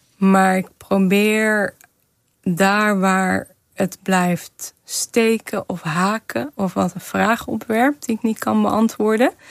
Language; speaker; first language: Dutch; non-native, fluent; Kazakh